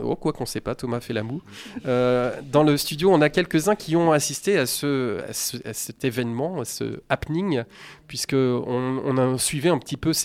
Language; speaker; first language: French; native; French